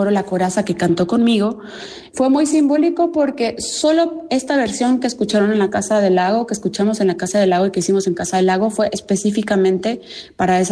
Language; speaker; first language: Spanish; native; Spanish